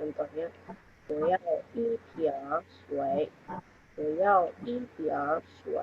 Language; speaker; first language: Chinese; non-native, learner; Indonesian